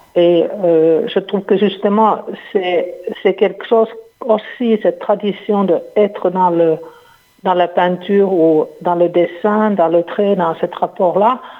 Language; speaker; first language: French; non-native, fluent; Finnish